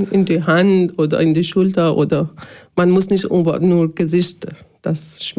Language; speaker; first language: German; non-native, fluent; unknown